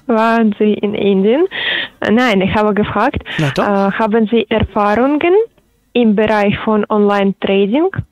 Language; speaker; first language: German; non-native, learner; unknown